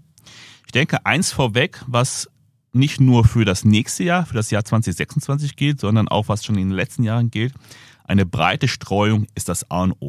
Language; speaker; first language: German; native; German